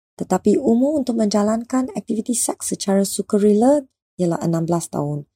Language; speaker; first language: Malay; non-native, local second language; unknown